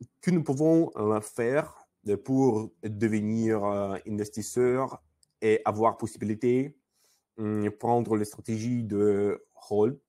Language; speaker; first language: French; non-native, learner; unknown